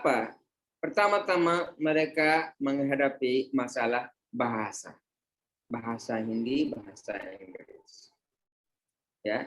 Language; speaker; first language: Indonesian; non-native, fluent; Hindi